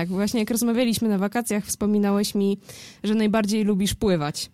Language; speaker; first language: Polish; native; Polish